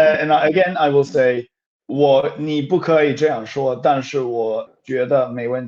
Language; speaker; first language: Chinese; non-native, fluent; Swedish